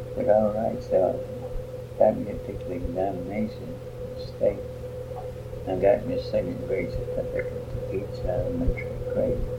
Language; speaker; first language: English; early bilingual, other home language; Spanish